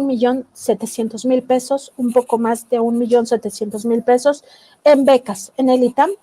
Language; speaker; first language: Spanish; native; Spanish